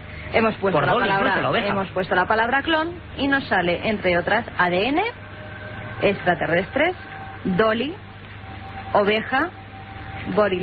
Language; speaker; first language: Spanish; native; Spanish